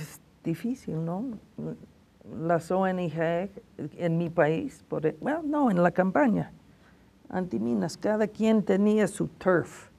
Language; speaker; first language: Spanish; non-native, fluent; English